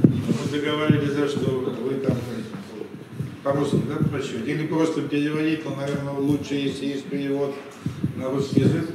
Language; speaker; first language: Russian; native; Russian